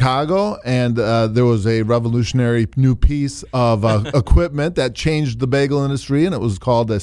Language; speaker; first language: English; native; English